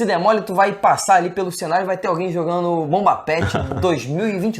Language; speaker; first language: Portuguese; native; Portuguese